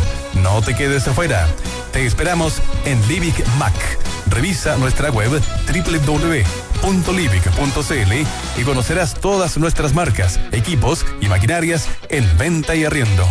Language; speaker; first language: Spanish; native; Spanish